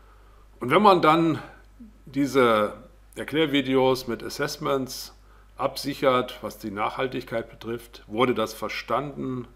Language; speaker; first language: German; native; German